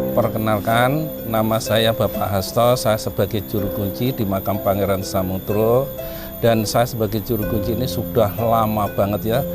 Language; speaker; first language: Indonesian; non-native, local second language; Javanese